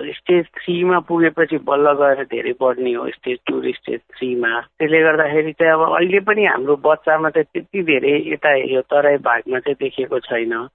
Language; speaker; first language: Nepali; non-native, local second language; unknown